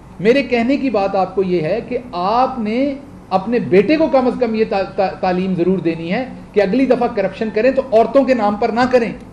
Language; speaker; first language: Urdu; non-native, local second language; Punjabi